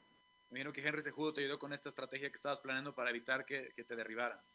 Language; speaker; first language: Spanish; native; Spanish